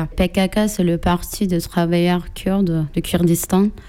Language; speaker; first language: French; non-native, fluent; Turkish